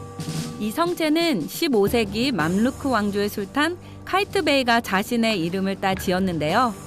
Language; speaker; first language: Korean; native; Korean